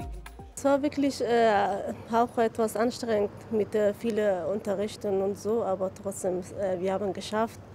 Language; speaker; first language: German; non-native, learner; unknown